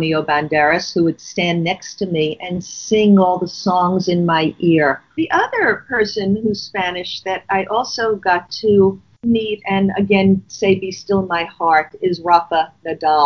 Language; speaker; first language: English; native; English